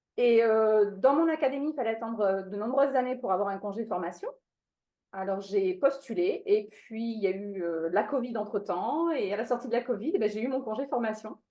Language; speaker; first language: French; non-native, fluent; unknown